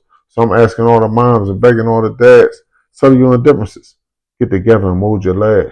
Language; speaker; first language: English; native; English